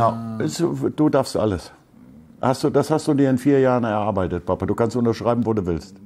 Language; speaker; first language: German; native; German